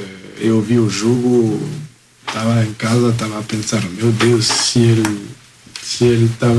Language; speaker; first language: Portuguese; early bilingual, heritage; Portuguese